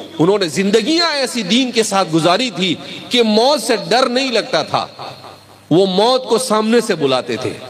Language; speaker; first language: Urdu; non-native, local second language; Gujarati